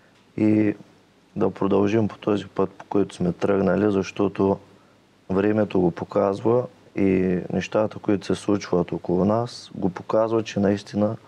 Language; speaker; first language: Bulgarian; native; Bulgarian